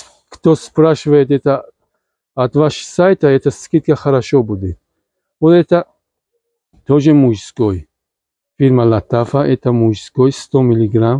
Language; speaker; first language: Russian; non-native, learner; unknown